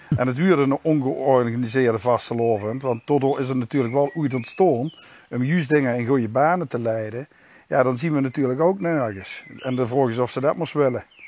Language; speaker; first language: Dutch; native; Dutch